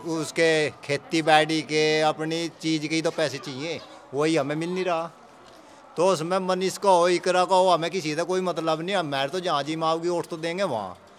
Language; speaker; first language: Hindi; native; Hindi